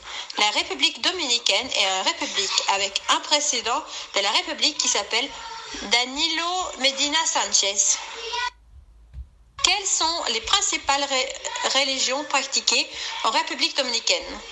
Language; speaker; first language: French; non-native, learner; Swedish